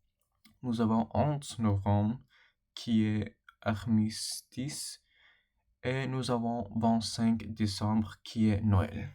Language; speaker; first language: French; non-native, learner; English